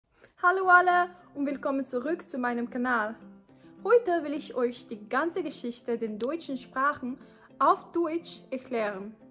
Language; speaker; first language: German; non-native, fluent; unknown